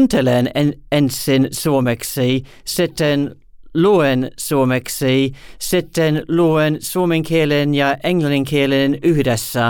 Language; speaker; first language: Finnish; non-native, learner; English